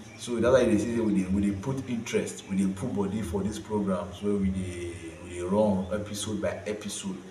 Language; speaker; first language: Nigerian Pidgin; native; Nigerian Pidgin